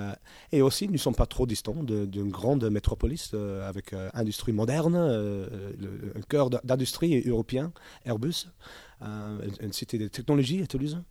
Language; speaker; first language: French; non-native, learner; English